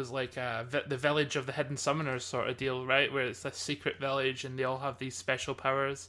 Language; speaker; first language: English; native; English